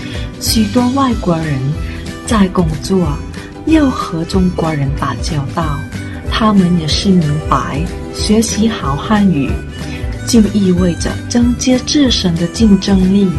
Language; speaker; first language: Chinese; non-native, fluent; Thai